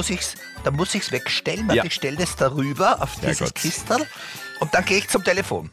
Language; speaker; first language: German; native; German